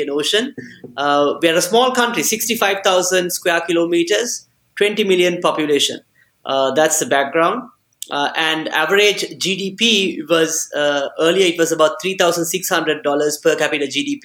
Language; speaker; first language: English; non-native, local second language; Sinhala